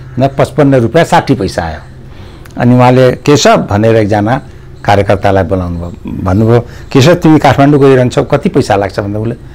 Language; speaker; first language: Nepali; native; Nepali